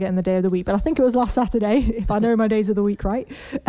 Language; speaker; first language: English; native; English